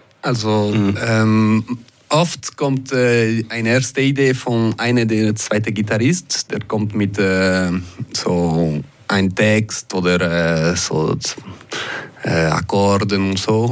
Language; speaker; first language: German; non-native, local second language; French